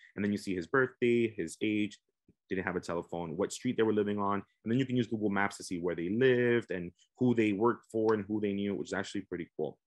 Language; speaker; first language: English; native; English